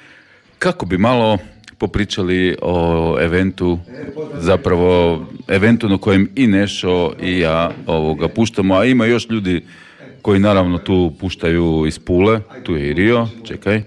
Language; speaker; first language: Serbian; native; Serbian